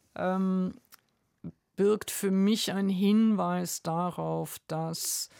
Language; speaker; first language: German; native; German